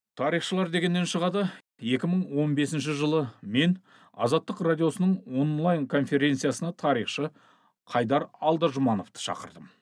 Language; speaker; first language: Kazakh; native; Kazakh